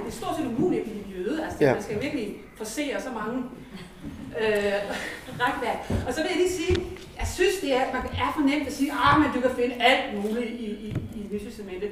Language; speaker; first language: Danish; native; Danish